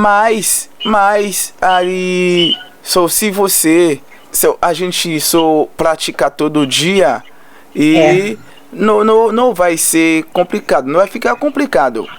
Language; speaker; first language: Portuguese; non-native, learner; Haitian Creole